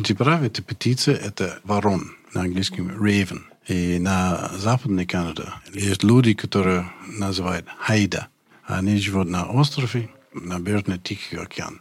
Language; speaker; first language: Russian; non-native, learner; English